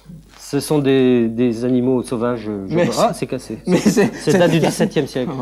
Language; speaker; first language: French; native; French